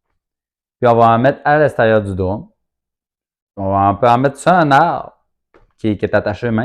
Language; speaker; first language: French; native; French